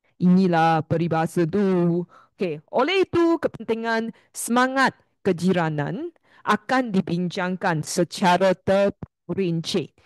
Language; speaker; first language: Malay; non-native, local second language; Chinese